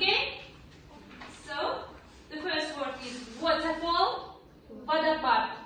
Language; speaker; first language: English; non-native, learner; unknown